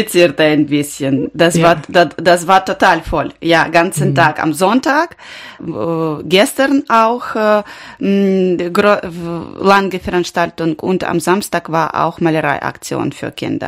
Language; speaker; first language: German; non-native, learner; Ukrainian